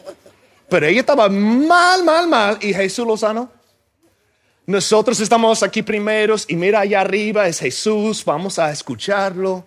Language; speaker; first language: Spanish; non-native, fluent; English